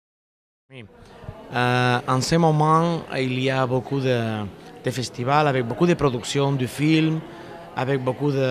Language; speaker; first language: French; non-native, learner; Spanish